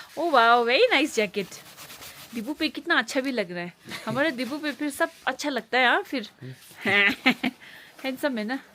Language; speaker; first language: Hindi; non-native, local second language; Nepali